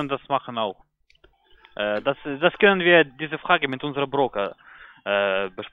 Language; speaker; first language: German; non-native, learner; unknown